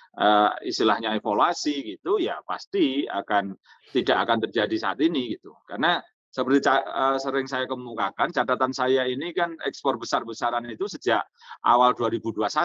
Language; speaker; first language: Indonesian; native; Indonesian